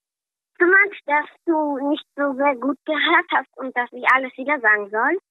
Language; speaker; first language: German; early bilingual, other home language; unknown